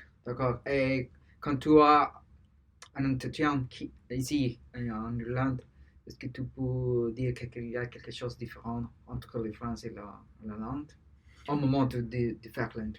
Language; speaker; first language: French; non-native, learner; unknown